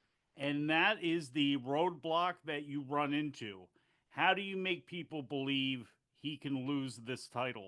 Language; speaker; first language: English; native; English